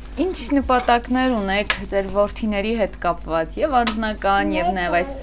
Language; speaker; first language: Armenian; native; Armenian